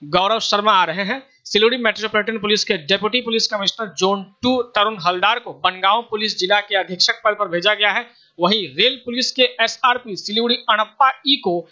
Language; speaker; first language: Hindi; native; Hindi